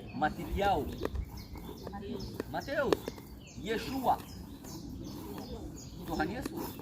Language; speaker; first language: Indonesian; non-native, fluent; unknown